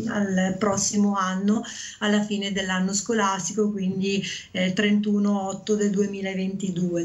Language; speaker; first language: Italian; native; Italian